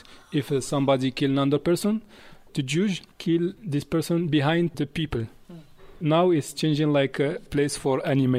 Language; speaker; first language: English; non-native, learner; Arabic